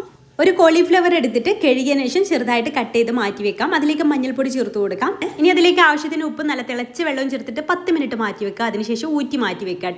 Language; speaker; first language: Malayalam; native; Malayalam